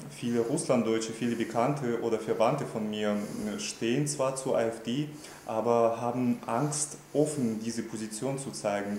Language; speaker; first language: German; non-native, fluent; Russian